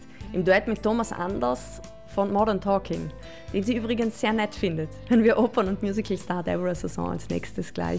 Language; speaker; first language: German; native; German